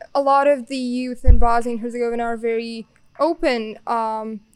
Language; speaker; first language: English; non-native, fluent; Bosnian